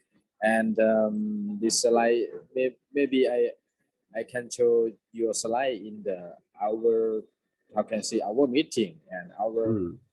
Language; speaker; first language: English; non-native, fluent; Thai